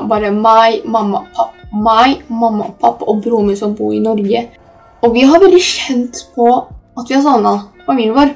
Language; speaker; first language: Norwegian; early bilingual, other home language; Polish